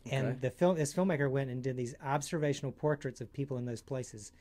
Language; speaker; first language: English; native; English